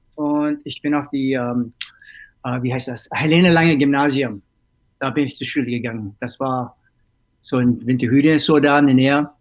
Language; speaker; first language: German; early bilingual, other home language; English